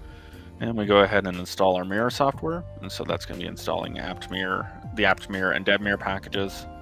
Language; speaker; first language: English; native; English